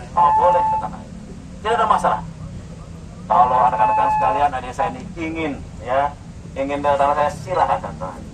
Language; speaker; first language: Indonesian; native; Indonesian